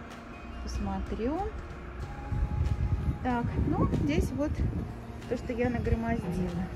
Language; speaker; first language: Russian; native; Russian